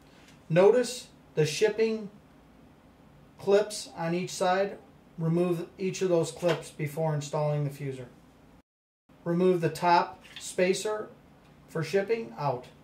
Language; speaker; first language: English; native; English